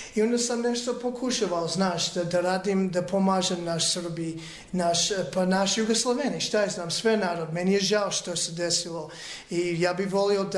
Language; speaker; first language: Serbian; early bilingual, other home language; English